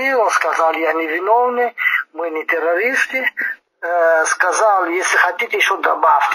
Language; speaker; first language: Russian; non-native, fluent; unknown